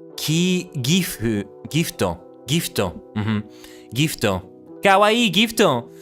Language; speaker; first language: Japanese; non-native, learner; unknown